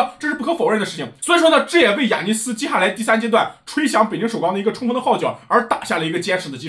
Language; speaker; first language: Chinese; native; Chinese